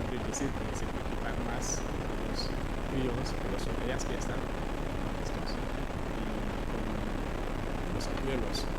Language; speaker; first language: Spanish; non-native, fluent; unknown